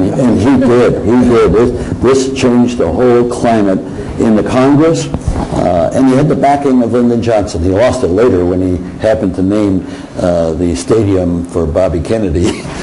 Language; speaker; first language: English; native; English